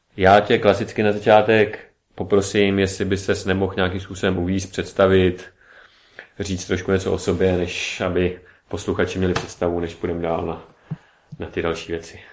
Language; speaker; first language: Czech; native; Czech